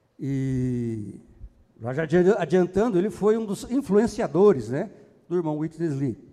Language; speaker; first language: Portuguese; native; Portuguese